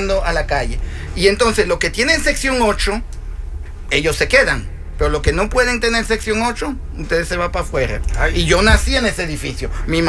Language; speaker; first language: Spanish; early bilingual, heritage; Spanish